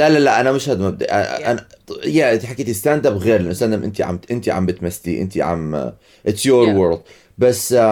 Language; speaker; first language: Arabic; native; Arabic